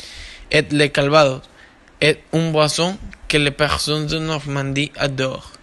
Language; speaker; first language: French; non-native, learner; Spanish